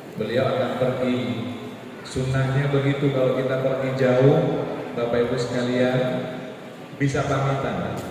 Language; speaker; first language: Indonesian; non-native, local second language; Madurese